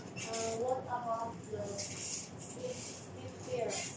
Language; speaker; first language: English; non-native, learner; Chinese